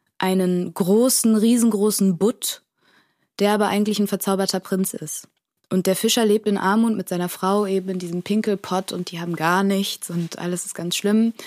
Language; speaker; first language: German; early bilingual, other home language; Portuguese